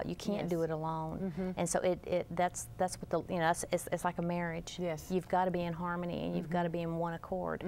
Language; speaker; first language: English; native; English